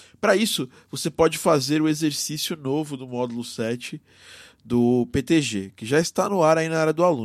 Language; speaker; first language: Portuguese; native; Portuguese